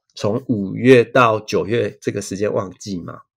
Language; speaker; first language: Chinese; native; Chinese